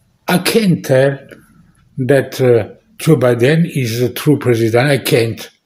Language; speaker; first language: English; non-native, learner; French